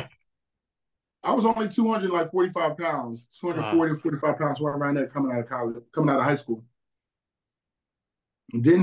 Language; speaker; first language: English; native; English